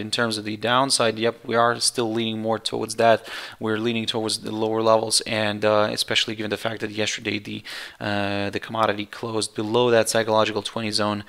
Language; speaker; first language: English; non-native, fluent; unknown